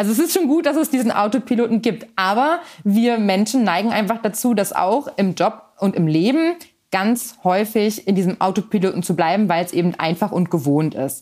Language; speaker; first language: German; native; German